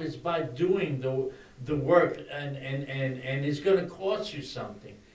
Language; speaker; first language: English; early bilingual, other home language; Spanish